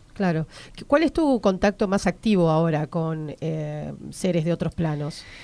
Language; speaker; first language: Spanish; native; Spanish